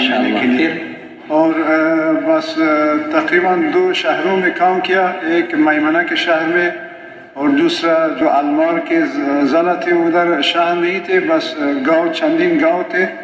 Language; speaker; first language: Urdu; non-native, local second language; Pashto